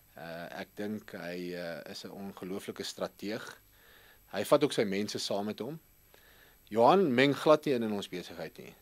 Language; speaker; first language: Afrikaans; native; Afrikaans